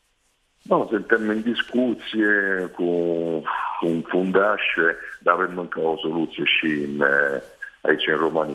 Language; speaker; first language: Romanian; non-native, fluent; Italian